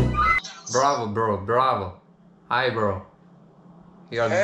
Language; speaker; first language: English; non-native, learner; Persian